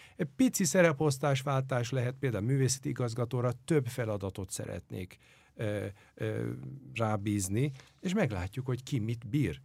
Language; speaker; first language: Hungarian; non-native, fluent; Turkish